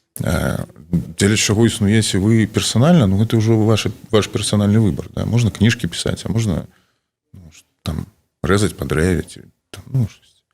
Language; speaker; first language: Belarusian; non-native, local second language; Russian